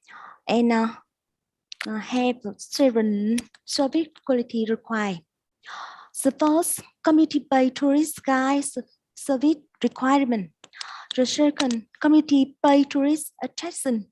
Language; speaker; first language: English; non-native, learner; Vietnamese